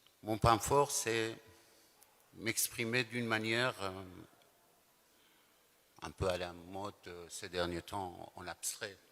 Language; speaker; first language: French; non-native, fluent; Persian